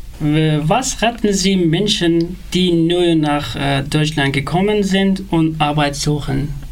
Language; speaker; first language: German; non-native, learner; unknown